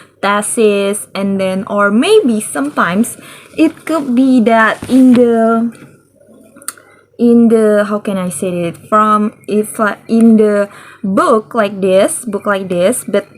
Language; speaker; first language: English; non-native, learner; Indonesian